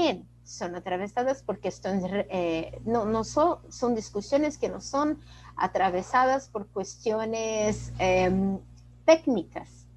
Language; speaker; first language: Spanish; non-native, fluent; Portuguese